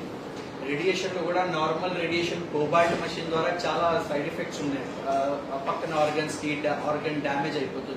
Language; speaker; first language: Telugu; non-native, fluent; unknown